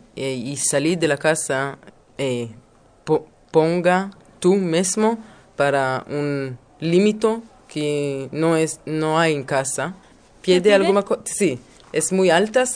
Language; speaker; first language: Spanish; non-native, learner; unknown